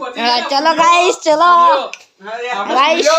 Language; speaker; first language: Hindi; non-native, local second language; Gujarati